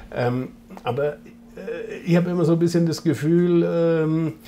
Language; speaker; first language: German; native; German